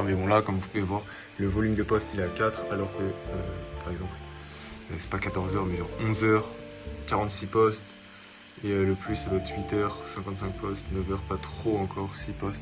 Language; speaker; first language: French; native; French